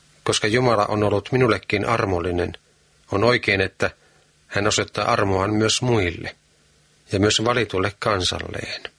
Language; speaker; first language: Finnish; native; Finnish